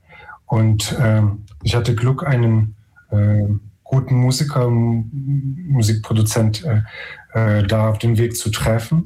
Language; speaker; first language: German; non-native, fluent; Ukrainian